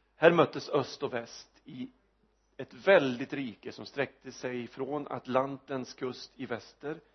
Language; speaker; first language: Swedish; native; Swedish